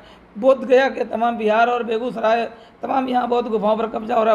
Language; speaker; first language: Hindi; native; Hindi